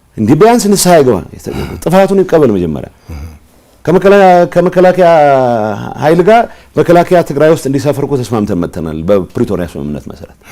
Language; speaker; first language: Amharic; non-native, local second language; Tigrinya